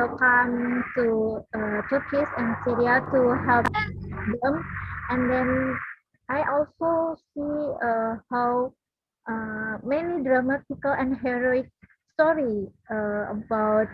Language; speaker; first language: English; non-native, learner; Indonesian